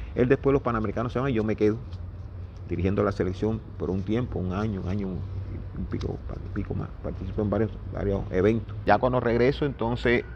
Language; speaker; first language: Spanish; native; Spanish